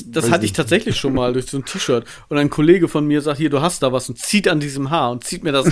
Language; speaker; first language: German; native; German